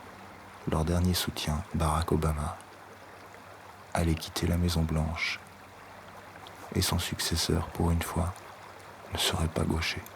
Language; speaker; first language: French; native; French